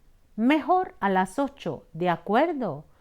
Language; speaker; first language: Spanish; non-native, fluent; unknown